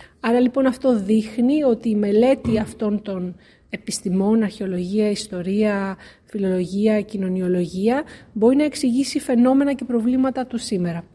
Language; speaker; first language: Greek; native; Greek